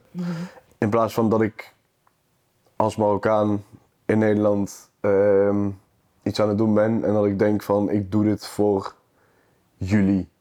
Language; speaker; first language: Dutch; native; Dutch